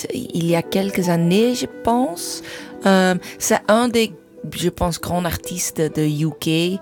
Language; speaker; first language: French; non-native, learner; English